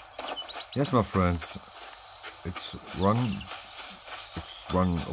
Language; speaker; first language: English; non-native, learner; German